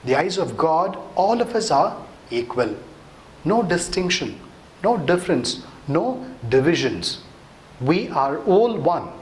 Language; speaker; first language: English; non-native, local second language; Tamil